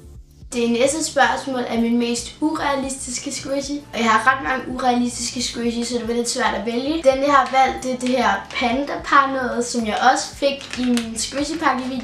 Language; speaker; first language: Danish; native; Danish